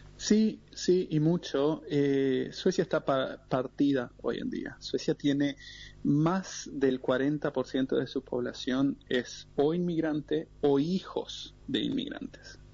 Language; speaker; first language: Spanish; native; Spanish